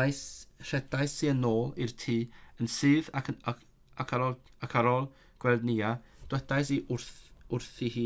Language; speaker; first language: Welsh; non-native, learner; Cantonese